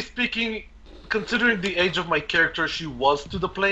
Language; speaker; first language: English; native; English